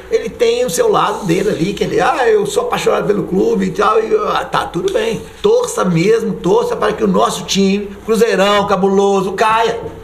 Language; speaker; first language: Portuguese; native; Portuguese